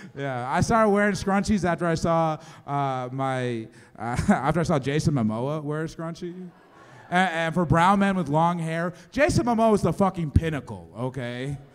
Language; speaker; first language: English; native; English